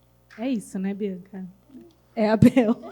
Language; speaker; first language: Portuguese; native; Portuguese